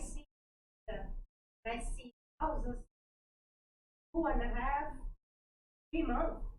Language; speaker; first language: English; non-native, learner; Portuguese